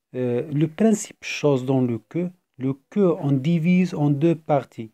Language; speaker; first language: French; non-native, fluent; Arabic